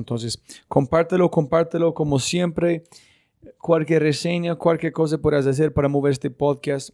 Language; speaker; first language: Spanish; non-native, fluent; English